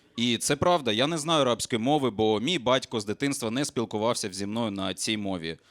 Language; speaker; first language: Ukrainian; non-native, local second language; Russian